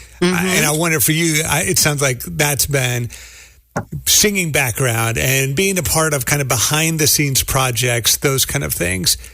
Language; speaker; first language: English; native; English